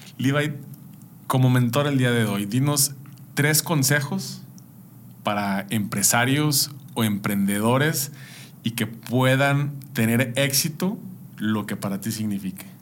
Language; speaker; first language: Spanish; native; Spanish